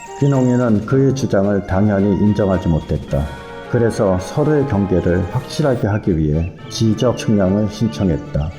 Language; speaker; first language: Korean; native; Korean